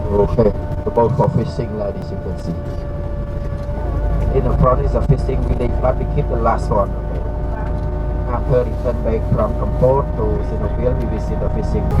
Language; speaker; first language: English; non-native, learner; Khmer